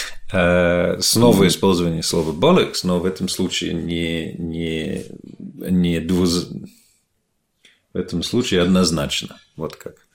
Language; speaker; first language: Russian; non-native, fluent; English